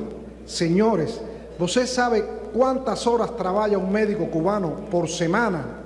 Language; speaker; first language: Portuguese; non-native, fluent; Spanish